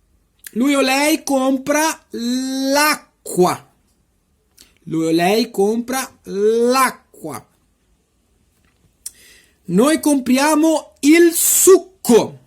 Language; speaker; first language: Italian; non-native, fluent; Portuguese